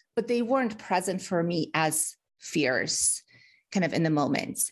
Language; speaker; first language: English; early bilingual, other home language; Russian